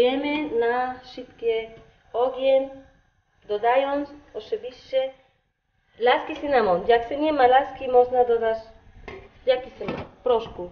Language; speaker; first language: Polish; non-native, learner; Spanish